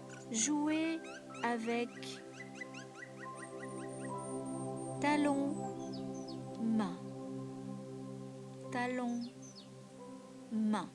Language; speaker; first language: French; native; French